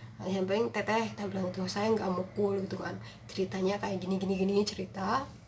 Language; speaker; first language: Indonesian; non-native, local second language; Sundanese